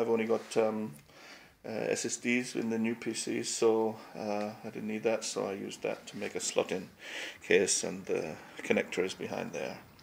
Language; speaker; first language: English; native; English